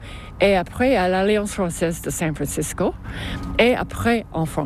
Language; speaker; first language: French; non-native, local second language; English